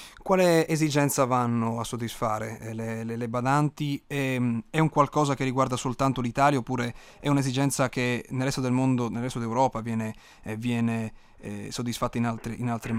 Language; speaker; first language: Italian; native; Italian